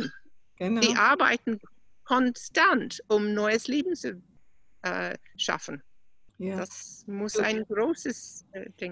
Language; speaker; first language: German; non-native, fluent; English